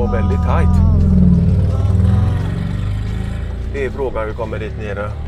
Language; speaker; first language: Swedish; native; Swedish